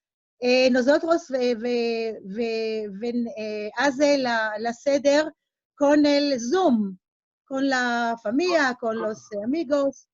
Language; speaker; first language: Spanish; non-native, learner; Hebrew